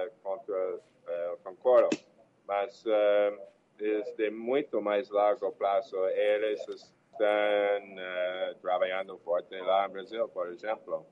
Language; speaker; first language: Portuguese; non-native, learner; English